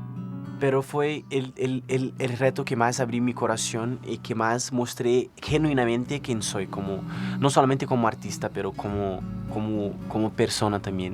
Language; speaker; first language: Spanish; non-native, fluent; Portuguese